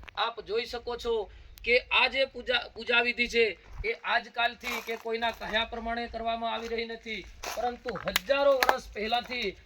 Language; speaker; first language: Gujarati; non-native, local second language; Bhili